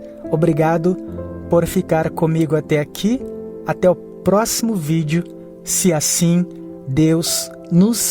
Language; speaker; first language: Portuguese; native; Portuguese